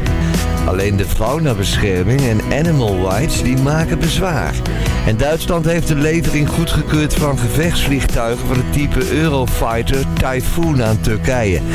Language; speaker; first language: Dutch; native; Dutch